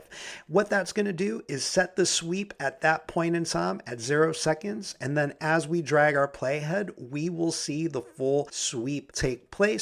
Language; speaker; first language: English; native; English